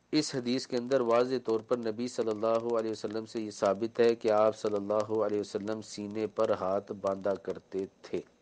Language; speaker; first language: Urdu; native; Urdu